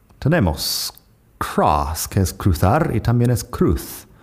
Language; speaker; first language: Spanish; non-native, fluent; English